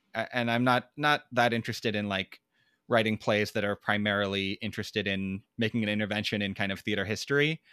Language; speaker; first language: English; native; English